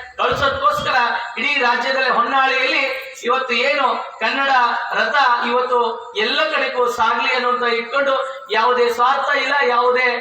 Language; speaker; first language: Kannada; native; Kannada